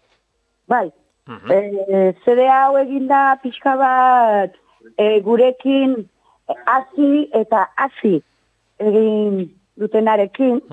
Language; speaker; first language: Basque; non-native, local second language; Spanish